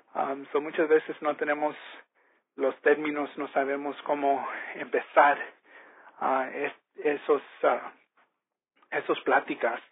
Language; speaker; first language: Spanish; early bilingual, heritage; Spanish